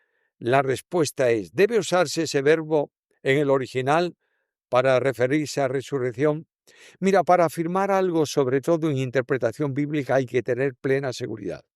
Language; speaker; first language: Spanish; native; Spanish